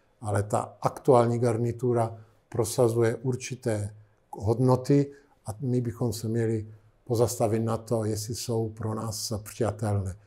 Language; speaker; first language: Czech; non-native, fluent; Italian